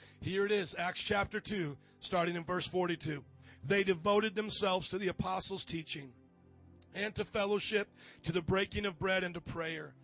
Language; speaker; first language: English; native; English